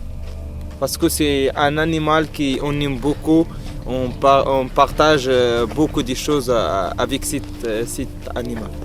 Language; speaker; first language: French; non-native, learner; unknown